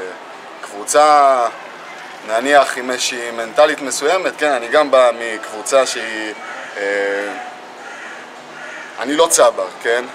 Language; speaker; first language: Hebrew; non-native, fluent; Russian